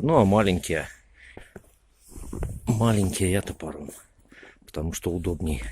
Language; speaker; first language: Russian; native; Russian